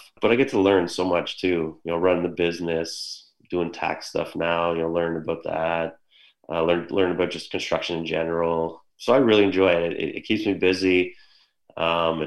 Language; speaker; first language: English; native; English